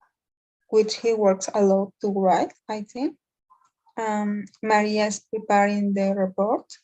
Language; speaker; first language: English; non-native, learner; Spanish